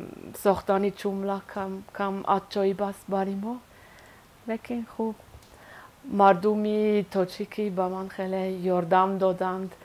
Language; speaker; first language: Persian; non-native, fluent; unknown